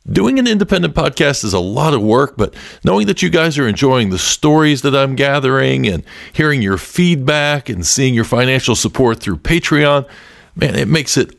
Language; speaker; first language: English; native; English